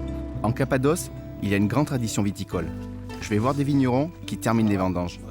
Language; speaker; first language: French; native; French